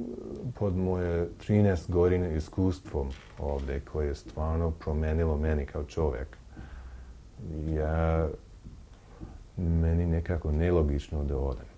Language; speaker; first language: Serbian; non-native, learner; English